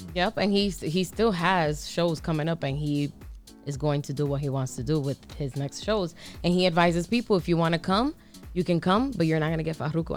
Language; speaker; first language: English; early bilingual, other home language; Spanish